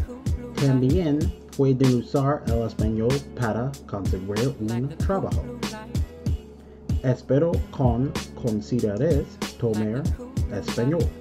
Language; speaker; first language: Spanish; non-native, learner; English